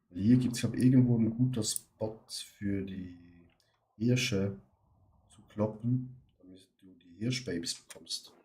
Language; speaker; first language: German; native; German